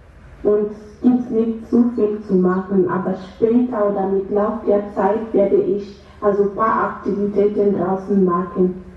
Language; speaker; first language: German; non-native, learner; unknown